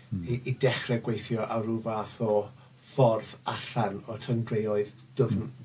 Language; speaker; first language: Welsh; non-native, local second language; English